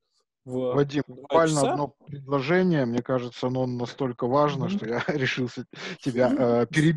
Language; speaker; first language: Russian; native; Russian